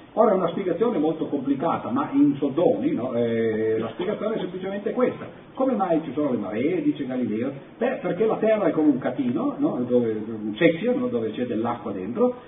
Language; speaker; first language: Italian; native; Italian